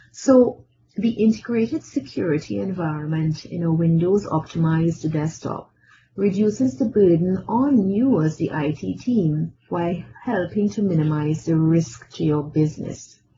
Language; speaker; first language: English; native; English